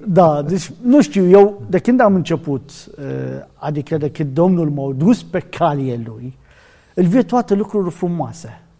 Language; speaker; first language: Romanian; non-native, learner; Arabic